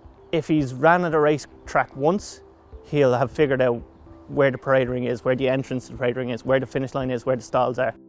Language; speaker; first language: English; native; English